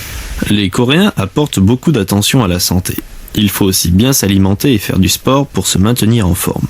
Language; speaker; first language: French; native; French